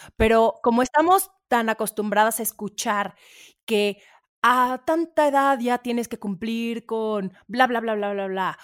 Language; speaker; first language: Spanish; native; Spanish